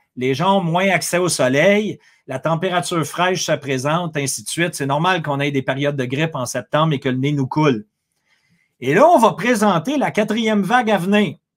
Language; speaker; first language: French; native; French